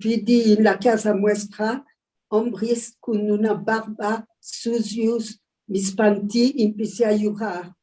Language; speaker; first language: Spanish; early bilingual, heritage; Ladino